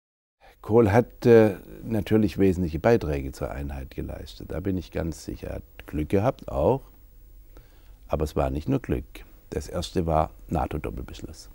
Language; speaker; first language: German; native; German